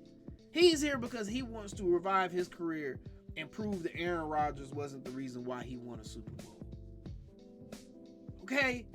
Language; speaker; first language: English; native; English